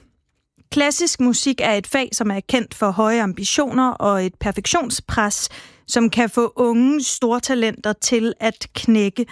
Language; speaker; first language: Danish; native; Danish